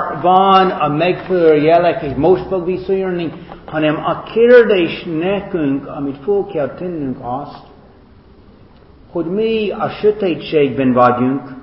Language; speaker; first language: Hungarian; non-native, fluent; English